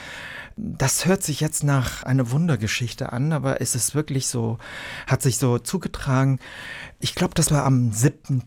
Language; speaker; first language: German; early bilingual, other home language; Vietnamese